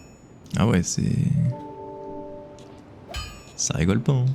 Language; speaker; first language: French; native; French